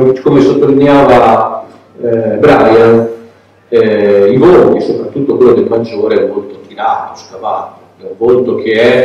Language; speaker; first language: Italian; native; Italian